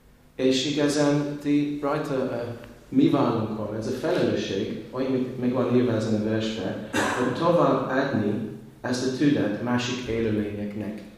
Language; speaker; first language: Hungarian; non-native, learner; English